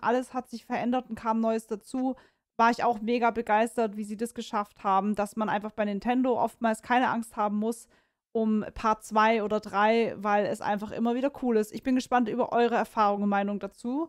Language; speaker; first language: German; native; German